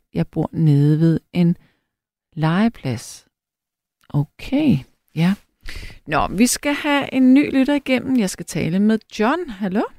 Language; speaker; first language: Danish; native; Danish